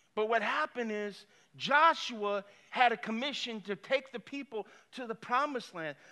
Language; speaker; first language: English; native; English